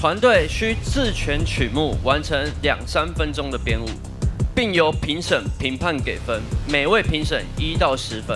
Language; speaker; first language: Chinese; native; Chinese